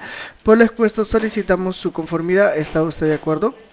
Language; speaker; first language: Spanish; native; Spanish